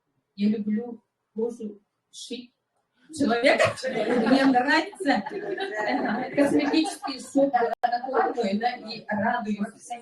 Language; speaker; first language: Russian; non-native, local second language; Yakut